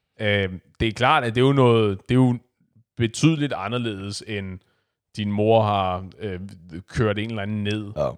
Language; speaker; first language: Danish; native; Danish